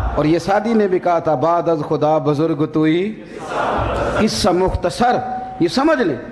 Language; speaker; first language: Urdu; non-native, local second language; Punjabi